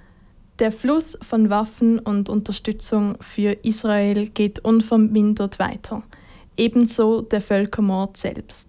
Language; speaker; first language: German; native; German